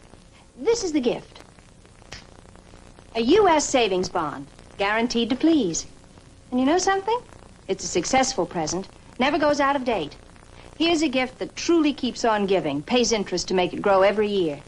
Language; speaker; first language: English; native; English